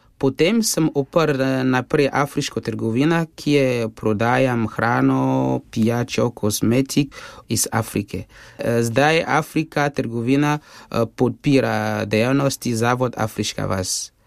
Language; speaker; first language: Slovenian; non-native, fluent; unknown